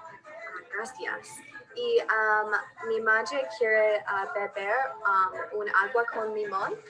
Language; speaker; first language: Spanish; non-native, learner; English